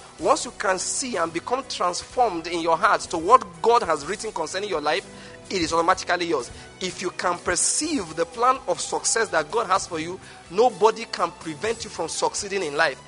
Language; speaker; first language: English; non-native, local second language; Igbo